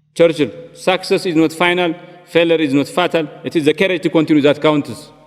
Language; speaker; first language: English; non-native, local second language; Amharic